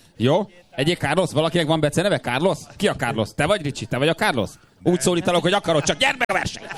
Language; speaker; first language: Hungarian; native; Hungarian